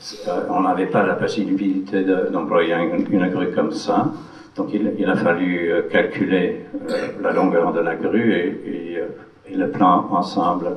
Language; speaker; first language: French; non-native, fluent; English